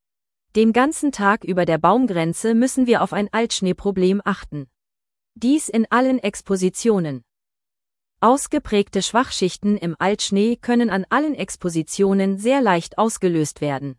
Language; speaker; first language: German; native; German